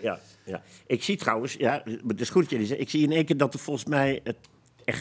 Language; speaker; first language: Dutch; native; Dutch